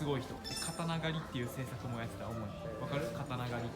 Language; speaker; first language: Japanese; native; Japanese